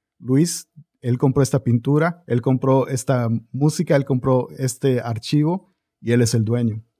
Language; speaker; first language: Spanish; early bilingual, heritage; Spanish